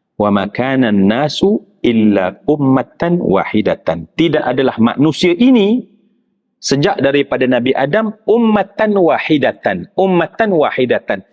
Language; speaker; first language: Malay; native; Malay